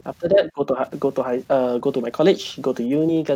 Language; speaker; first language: English; non-native, local second language; Chinese